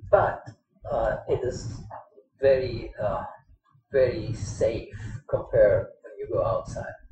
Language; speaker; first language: English; non-native, fluent; Arabic